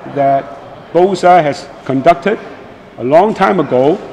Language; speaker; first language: English; non-native, local second language; Chinese